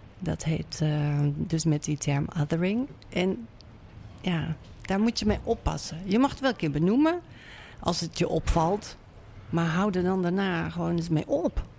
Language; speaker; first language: Dutch; native; Dutch